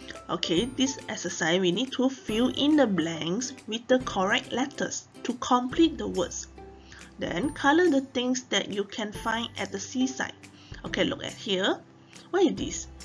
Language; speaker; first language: English; non-native, local second language; Chinese